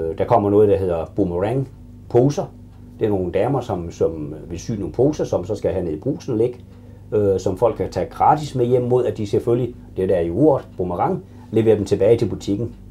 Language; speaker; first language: Danish; native; Danish